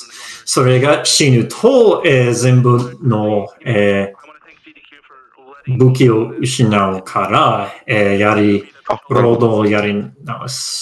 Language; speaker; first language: Japanese; non-native, learner; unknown